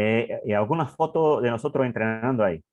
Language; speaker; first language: Spanish; non-native, learner; English